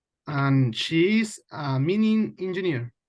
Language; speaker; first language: English; non-native, learner; Spanish